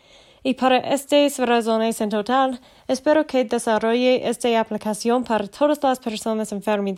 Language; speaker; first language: Spanish; non-native, learner; English